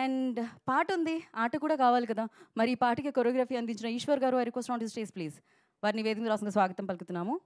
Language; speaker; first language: Telugu; native; Telugu